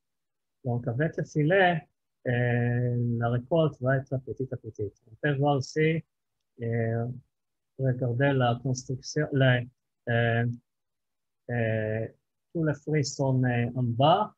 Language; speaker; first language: French; non-native, fluent; Hebrew